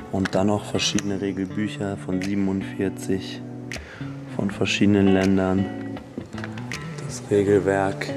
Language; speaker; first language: German; native; German